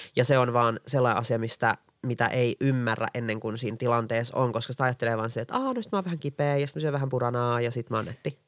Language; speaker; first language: Finnish; native; Finnish